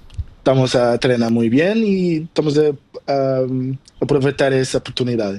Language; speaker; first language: Spanish; non-native, learner; Portuguese